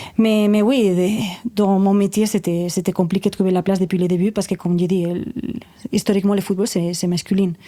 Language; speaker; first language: French; non-native, fluent; Spanish